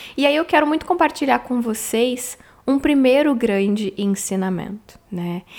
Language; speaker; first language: Portuguese; native; Portuguese